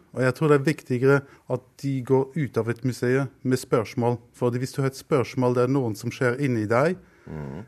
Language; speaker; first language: Norwegian; non-native, fluent; German